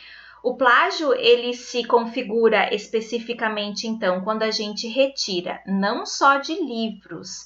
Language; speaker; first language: Portuguese; native; Portuguese